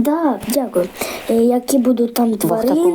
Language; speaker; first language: Ukrainian; non-native, local second language; Russian